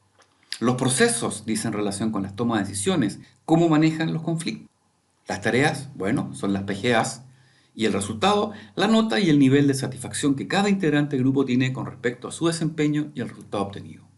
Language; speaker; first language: Spanish; native; Spanish